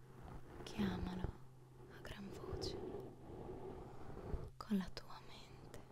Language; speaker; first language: Italian; native; Italian